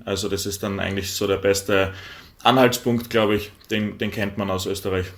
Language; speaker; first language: German; native; German